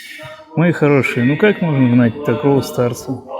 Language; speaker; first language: Russian; native; Russian